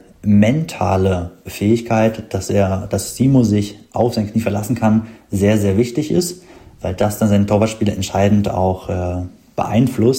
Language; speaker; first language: German; native; German